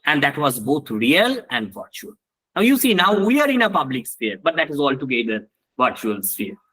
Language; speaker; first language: English; non-native, local second language; Bangla